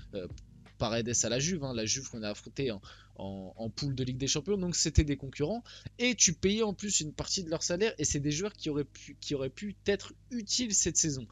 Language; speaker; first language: French; early bilingual, other home language; Portuguese